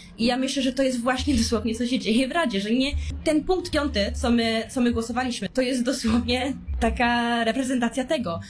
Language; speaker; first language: Polish; early bilingual, heritage; Polish